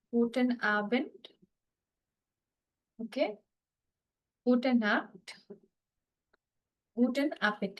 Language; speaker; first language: German; non-native, fluent; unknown